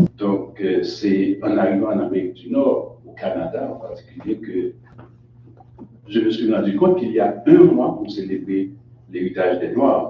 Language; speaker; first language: French; non-native, local second language; Haitian Creole